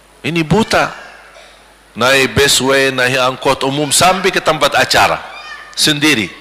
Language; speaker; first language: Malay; non-native, fluent; Arabic